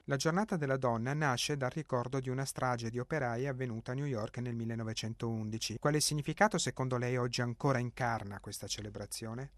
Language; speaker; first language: Italian; native; Italian